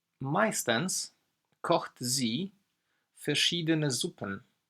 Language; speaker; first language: German; non-native, fluent; Polish